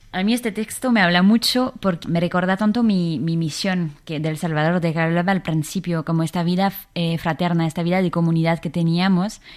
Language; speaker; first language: Spanish; non-native, fluent; French